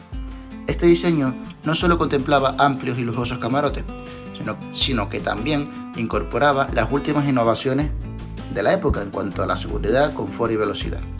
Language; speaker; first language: Spanish; native; Spanish